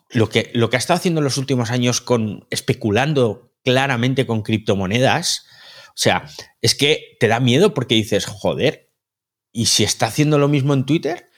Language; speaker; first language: Spanish; native; Spanish